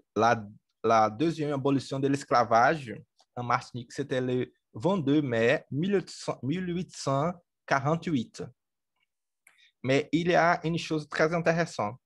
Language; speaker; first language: French; native; French